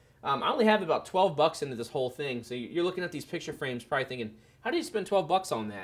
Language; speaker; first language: English; native; English